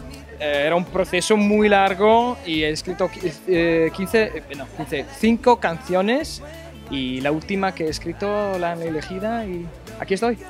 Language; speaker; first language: Spanish; non-native, fluent; German